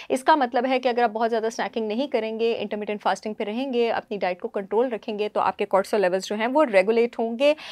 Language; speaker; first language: Urdu; native; Urdu